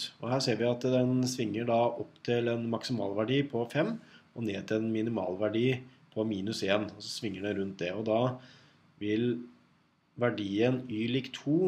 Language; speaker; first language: Norwegian; native; Norwegian